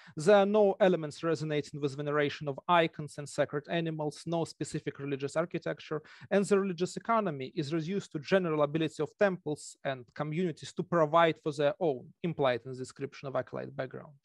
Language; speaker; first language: English; non-native, fluent; Russian